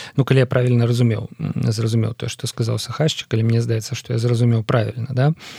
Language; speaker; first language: Belarusian; non-native, local second language; Russian